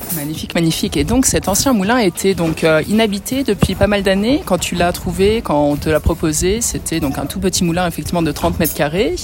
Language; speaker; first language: French; native; French